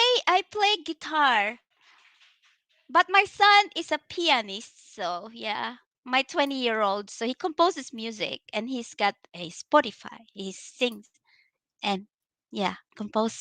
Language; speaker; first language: English; non-native, local second language; Filipino